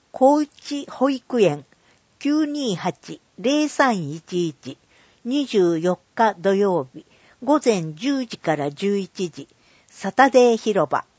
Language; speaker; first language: Japanese; native; Japanese